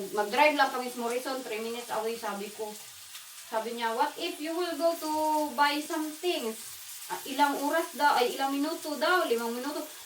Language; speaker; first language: Filipino; non-native, local second language; Cebuano